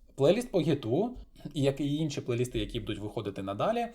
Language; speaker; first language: Ukrainian; non-native, local second language; Russian